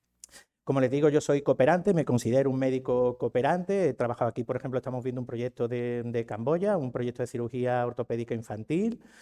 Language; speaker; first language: Spanish; native; Spanish